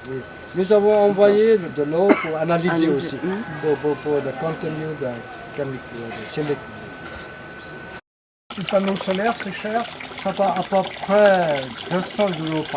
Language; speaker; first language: French; non-native, learner; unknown